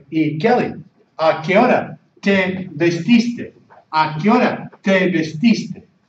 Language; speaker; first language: Spanish; non-native, fluent; English